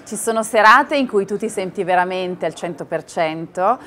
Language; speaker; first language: Italian; native; Italian